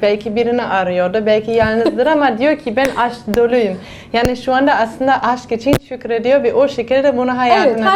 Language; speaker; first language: Turkish; non-native, fluent; German